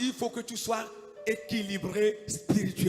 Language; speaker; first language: French; non-native, local second language; Ewe